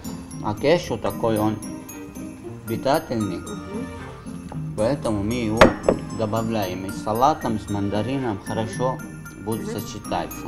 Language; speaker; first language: Russian; non-native, learner; Arabic